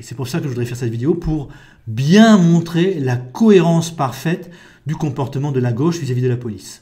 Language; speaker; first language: French; native; French